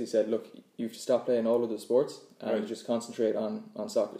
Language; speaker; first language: English; native; English